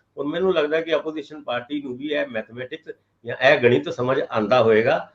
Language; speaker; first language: Punjabi; non-native, local second language; Hindi